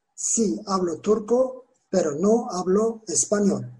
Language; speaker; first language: Spanish; non-native, fluent; Turkish